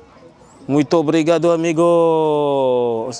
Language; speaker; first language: Portuguese; non-native, learner; French